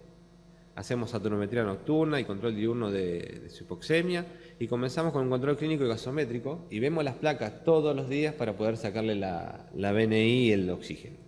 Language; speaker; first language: Spanish; native; Spanish